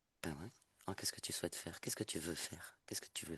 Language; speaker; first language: French; native; French